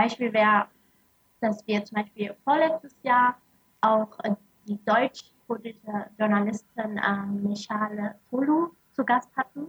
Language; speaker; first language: German; early bilingual, other home language; Arabic